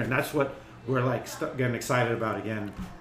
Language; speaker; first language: English; native; English